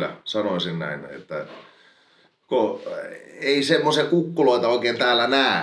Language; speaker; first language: Finnish; native; Finnish